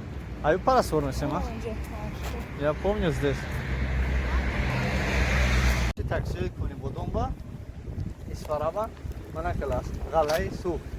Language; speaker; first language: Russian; non-native, local second language; Tajik